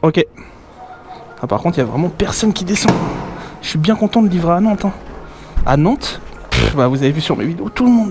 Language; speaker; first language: French; native; French